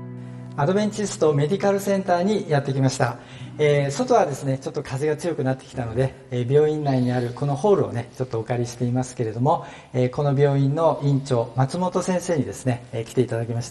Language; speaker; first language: Japanese; native; Japanese